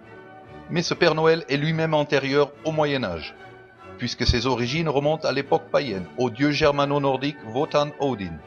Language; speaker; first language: French; native; French